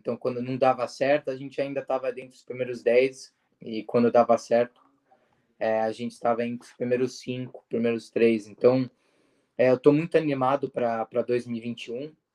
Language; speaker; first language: Portuguese; early bilingual, heritage; Portuguese